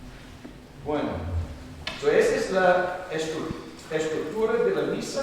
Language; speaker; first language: Spanish; non-native, fluent; English